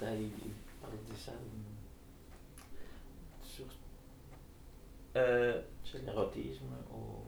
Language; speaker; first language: French; non-native, fluent; Spanish